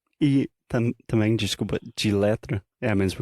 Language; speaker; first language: Portuguese; non-native, fluent; English